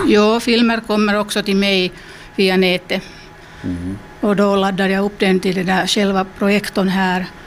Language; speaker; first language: Swedish; non-native, local second language; Finnish